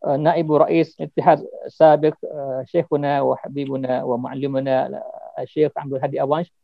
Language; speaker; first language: Arabic; non-native, fluent; Malay